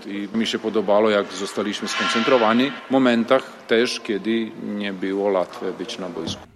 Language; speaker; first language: Polish; non-native, fluent; Serbian